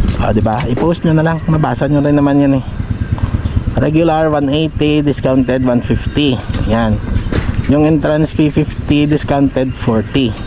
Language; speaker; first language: Filipino; non-native, local second language; Hiligaynon